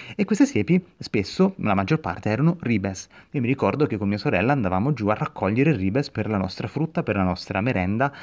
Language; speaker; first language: Italian; native; Italian